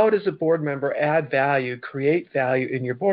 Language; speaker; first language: English; native; English